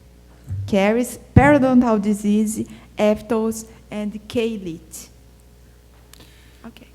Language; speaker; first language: English; non-native, fluent; Portuguese